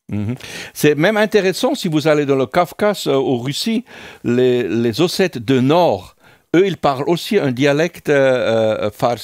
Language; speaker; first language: French; non-native, fluent; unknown